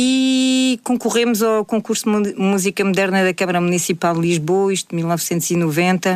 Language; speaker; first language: Portuguese; native; Portuguese